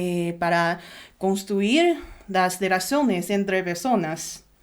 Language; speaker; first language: Spanish; non-native, learner; Chinese